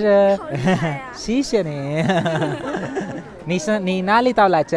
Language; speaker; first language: Chinese; non-native, learner; Hindi